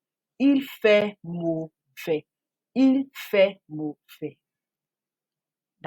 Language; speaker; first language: French; non-native, fluent; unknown